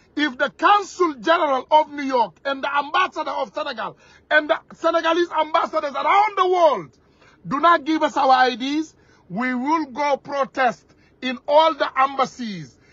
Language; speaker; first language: English; non-native, fluent; Wolof